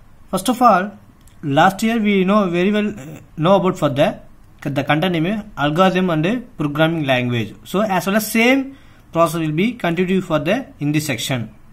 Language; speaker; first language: English; non-native, local second language; Tamil